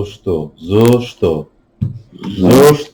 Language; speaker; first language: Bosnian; non-native, learner; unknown